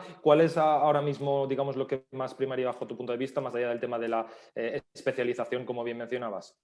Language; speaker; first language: Spanish; native; Spanish